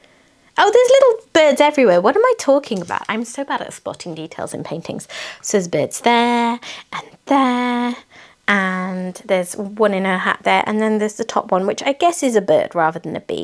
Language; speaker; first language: English; native; English